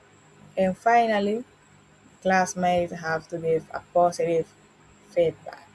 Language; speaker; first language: English; non-native, learner; Spanish